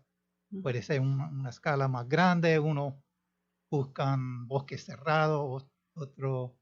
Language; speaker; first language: Spanish; non-native, fluent; English